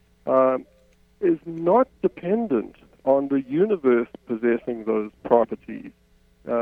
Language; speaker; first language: English; native; English